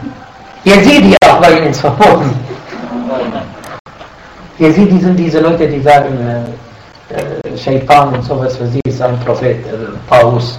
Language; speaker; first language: German; non-native, fluent; Arabic